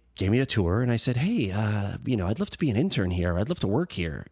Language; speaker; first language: English; native; English